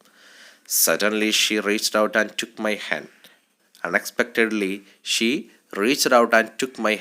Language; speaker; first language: English; non-native, local second language; Malayalam